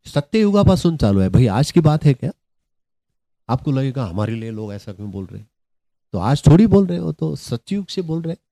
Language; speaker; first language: Hindi; non-native, local second language; Marathi